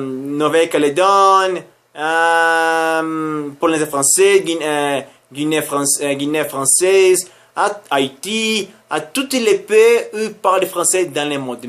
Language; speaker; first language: French; non-native, learner; Spanish